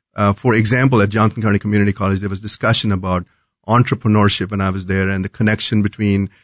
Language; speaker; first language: English; non-native, local second language; Hindi